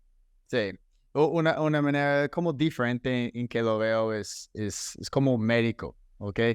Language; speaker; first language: Spanish; non-native, fluent; English